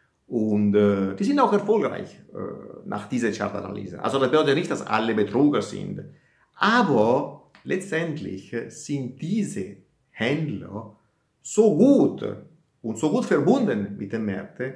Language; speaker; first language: German; non-native, fluent; Italian